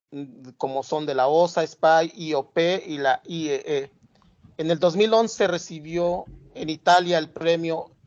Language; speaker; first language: Spanish; native; Spanish